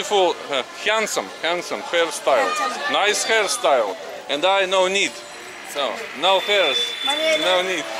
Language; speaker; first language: English; non-native, learner; Russian